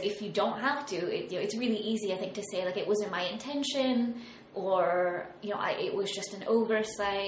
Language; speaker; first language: English; native; English